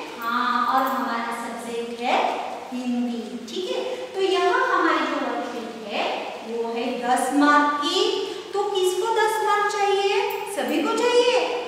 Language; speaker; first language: Hindi; non-native, local second language; Marathi